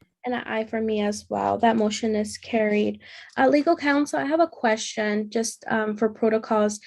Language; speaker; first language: English; native; English